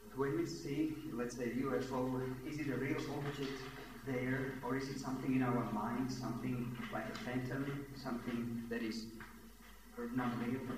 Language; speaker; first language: English; non-native, fluent; Slovak